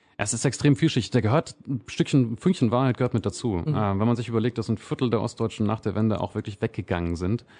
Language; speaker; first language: German; native; German